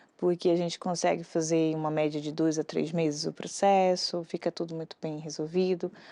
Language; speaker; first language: Portuguese; native; Portuguese